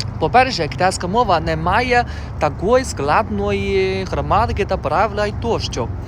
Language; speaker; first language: Ukrainian; non-native, learner; Chinese